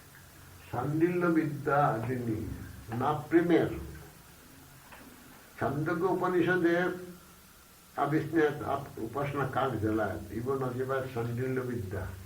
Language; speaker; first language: Russian; non-native, learner; Bangla